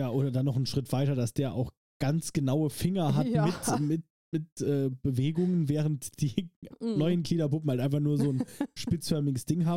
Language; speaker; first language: German; native; German